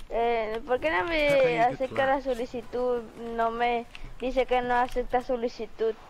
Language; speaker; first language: Spanish; native; Spanish